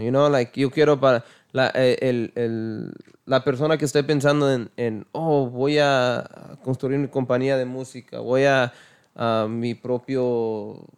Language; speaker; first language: Spanish; early bilingual, heritage; Spanish